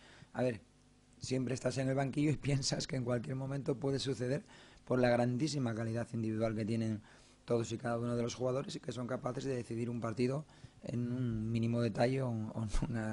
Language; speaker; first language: Spanish; native; Spanish